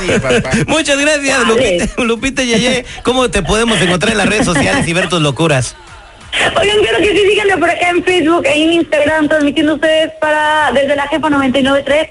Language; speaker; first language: Spanish; native; Spanish